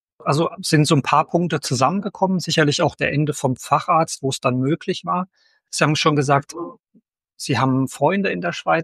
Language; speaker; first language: German; native; German